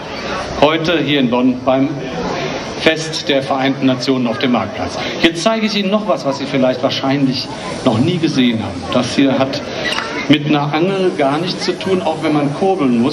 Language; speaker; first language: German; native; German